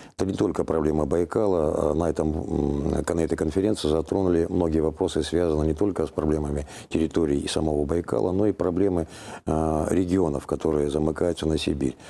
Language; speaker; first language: Russian; native; Russian